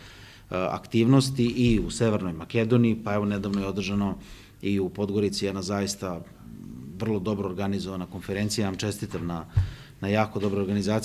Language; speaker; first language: Bosnian; native; Bosnian